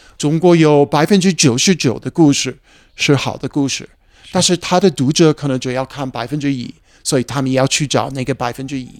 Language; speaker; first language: Chinese; non-native, fluent; English